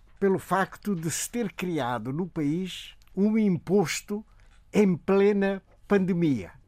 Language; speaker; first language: Portuguese; non-native, local second language; Upper Guinea Crioulo